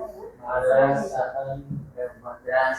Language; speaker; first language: Arabic; non-native, learner; Indonesian